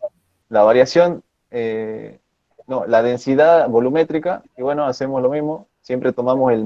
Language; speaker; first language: Spanish; native; Spanish